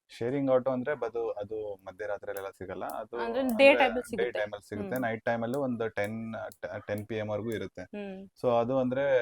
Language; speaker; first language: Kannada; early bilingual, heritage; Kannada